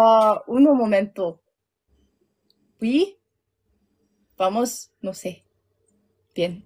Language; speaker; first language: Spanish; non-native, learner; German